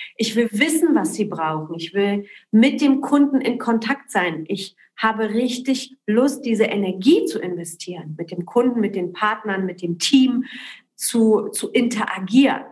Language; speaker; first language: German; early bilingual, other home language; Polish